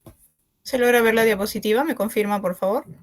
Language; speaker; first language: Spanish; native; Spanish